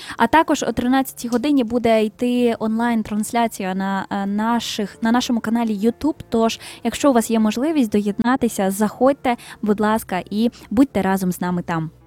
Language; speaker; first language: Ukrainian; native; Ukrainian